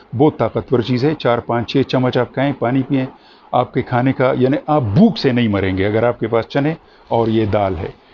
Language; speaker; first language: Urdu; non-native, local second language; Pashto